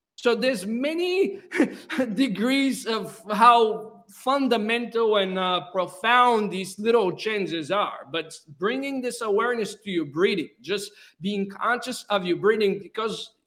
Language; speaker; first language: English; non-native, fluent; Bulgarian